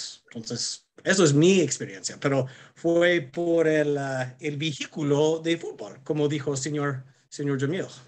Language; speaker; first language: Spanish; non-native, fluent; English